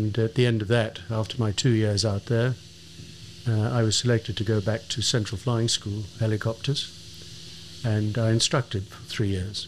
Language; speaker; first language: English; native; English